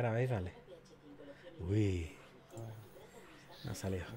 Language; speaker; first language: Spanish; native; Spanish